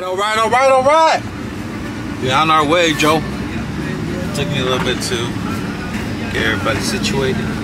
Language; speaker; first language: English; early bilingual, other home language; Spanish